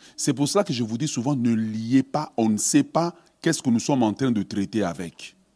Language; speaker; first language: French; early bilingual, other home language; Lingala